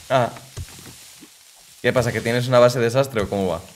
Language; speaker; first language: Spanish; native; Spanish